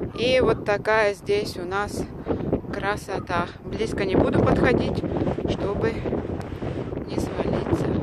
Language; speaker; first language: Russian; native; Russian